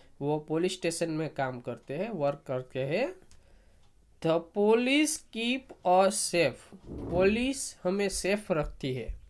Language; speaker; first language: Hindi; non-native, local second language; Gujarati